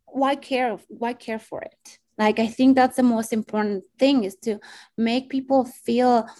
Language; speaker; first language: English; non-native, fluent; Spanish